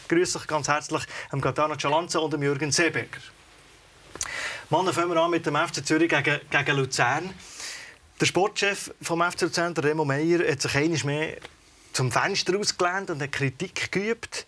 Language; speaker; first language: German; native; German